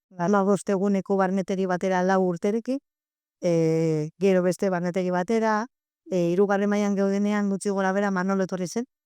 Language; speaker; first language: Basque; non-native, local second language; Spanish